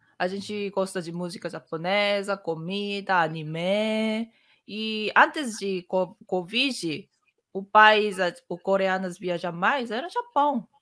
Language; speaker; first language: Portuguese; non-native, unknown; Korean